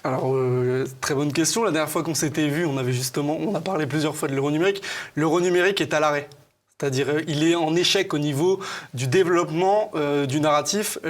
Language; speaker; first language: French; native; French